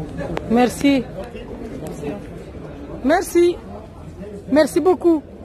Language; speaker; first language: French; non-native, learner; Romanian